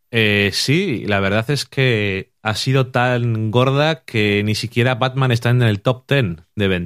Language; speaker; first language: Spanish; native; Spanish